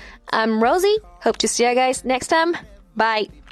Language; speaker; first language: English; non-native, fluent; Chinese